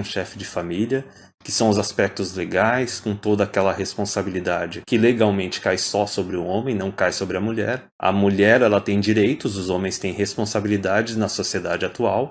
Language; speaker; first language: Portuguese; native; Portuguese